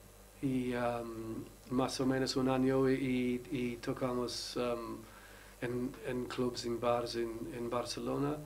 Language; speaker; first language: Spanish; non-native, learner; English